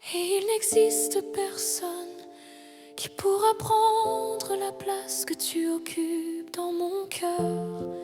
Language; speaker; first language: French; native; French